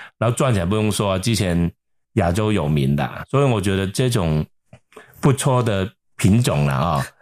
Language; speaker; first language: Chinese; non-native, local second language; Cantonese